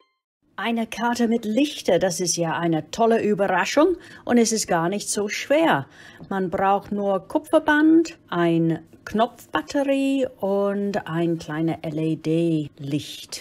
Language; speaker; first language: German; non-native, fluent; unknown